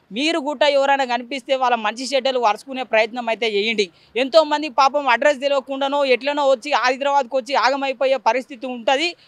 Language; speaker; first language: Telugu; native; Telugu